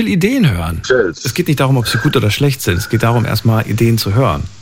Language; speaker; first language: German; native; German